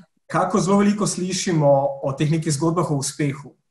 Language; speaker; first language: Slovenian; native; Slovenian